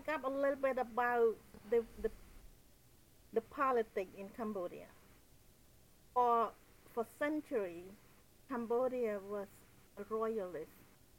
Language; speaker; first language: English; non-native, fluent; Khmer